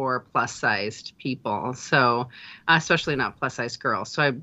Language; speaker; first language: English; native; English